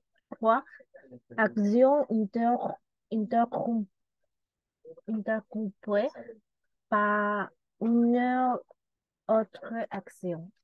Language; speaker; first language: French; non-native, learner; Spanish